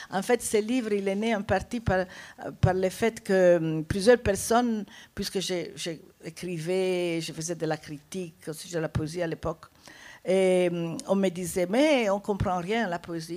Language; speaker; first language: French; non-native, fluent; Italian